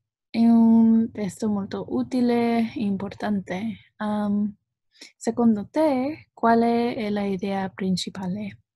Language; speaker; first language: Italian; non-native, learner; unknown